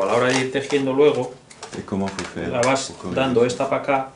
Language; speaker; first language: Spanish; native; Spanish